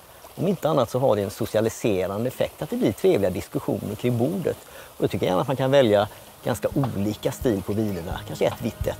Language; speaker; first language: Swedish; native; Swedish